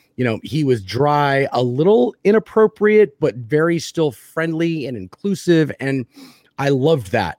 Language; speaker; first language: English; native; English